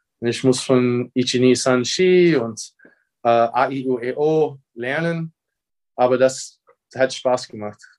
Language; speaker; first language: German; non-native, fluent; English